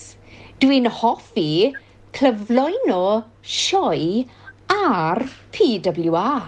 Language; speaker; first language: Welsh; non-native, learner; English